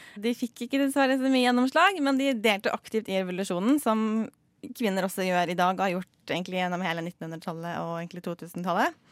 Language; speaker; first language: Norwegian; native; Norwegian